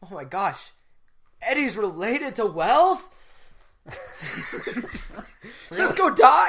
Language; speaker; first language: English; native; English